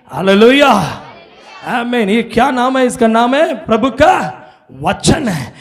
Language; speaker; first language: Hindi; non-native, local second language; Tamil